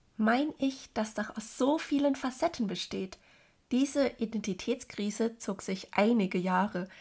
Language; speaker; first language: German; early bilingual, other home language; Cantonese